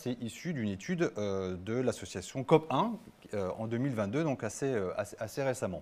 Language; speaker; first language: French; native; French